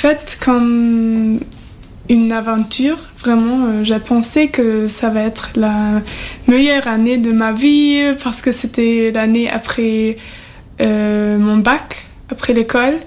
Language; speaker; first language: French; non-native, learner; German